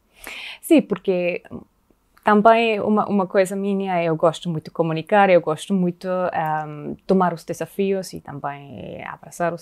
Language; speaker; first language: Portuguese; non-native, fluent; German